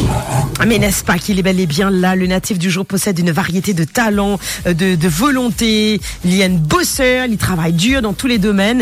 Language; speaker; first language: French; non-native, local second language; Morisyen